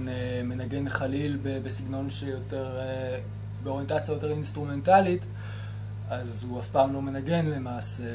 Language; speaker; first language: Hebrew; native; Hebrew